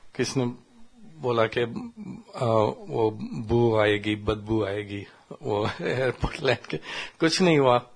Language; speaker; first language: Hindi; non-native, learner; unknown